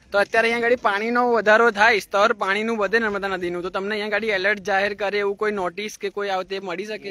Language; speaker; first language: Gujarati; native; Gujarati